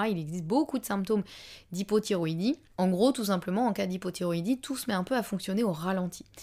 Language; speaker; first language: French; native; French